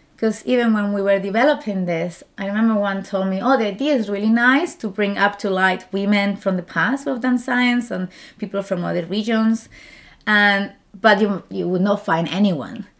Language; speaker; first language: English; non-native, fluent; Spanish